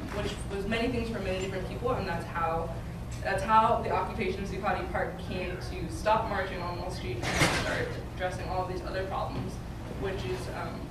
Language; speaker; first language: English; native; English